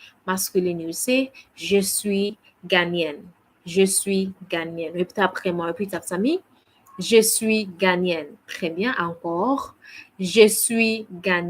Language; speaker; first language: French; non-native, fluent; English